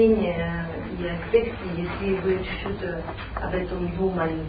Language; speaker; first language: Russian; non-native, learner; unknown